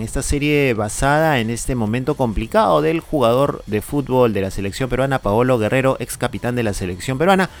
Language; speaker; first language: Spanish; native; Spanish